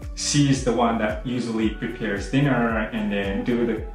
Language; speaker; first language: English; non-native, fluent; Indonesian